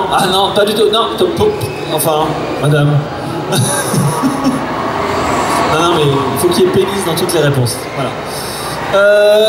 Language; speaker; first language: French; native; French